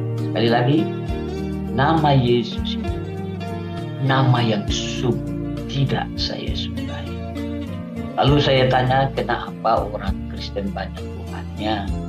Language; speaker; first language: Indonesian; non-native, local second language; Achinese